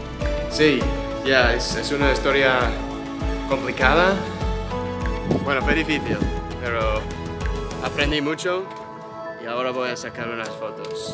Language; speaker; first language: Spanish; non-native, fluent; English